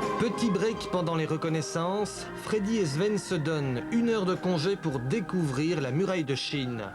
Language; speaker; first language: French; native; French